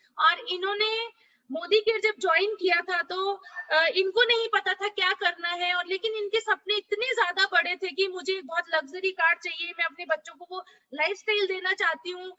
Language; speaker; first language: Hindi; native; Hindi